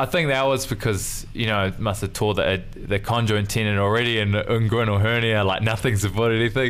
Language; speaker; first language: English; native; English